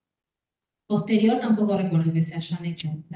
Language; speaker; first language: Spanish; native; Spanish